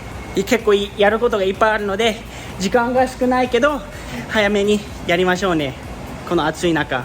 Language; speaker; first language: Japanese; early bilingual, heritage; Japanese